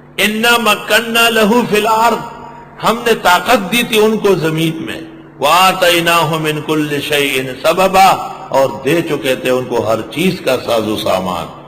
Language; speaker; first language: Urdu; non-native, local second language; Pashto